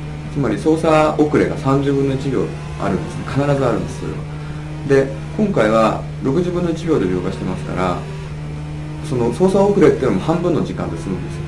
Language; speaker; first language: Japanese; native; Japanese